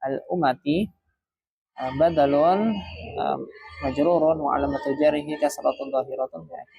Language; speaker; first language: Arabic; non-native, fluent; Indonesian